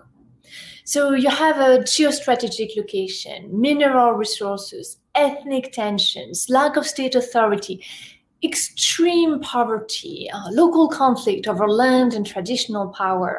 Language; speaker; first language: English; non-native, fluent; French